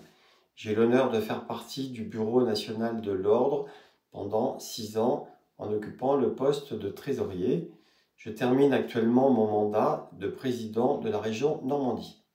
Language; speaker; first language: French; native; French